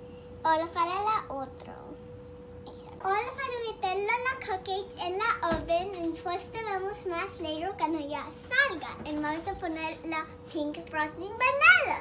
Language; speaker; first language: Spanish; early bilingual, heritage; Spanish